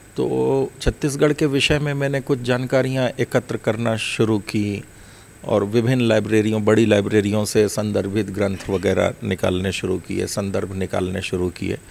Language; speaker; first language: Hindi; native; Hindi